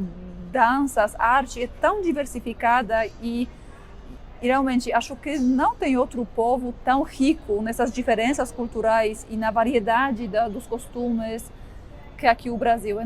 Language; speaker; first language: Portuguese; non-native, fluent; Polish